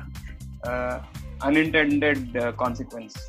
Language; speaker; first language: English; non-native, local second language; Marathi